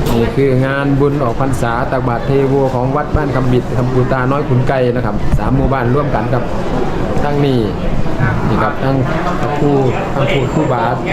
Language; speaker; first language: Thai; native; Thai